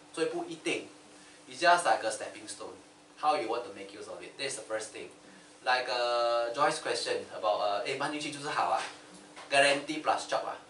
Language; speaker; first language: English; non-native, local second language; Chinese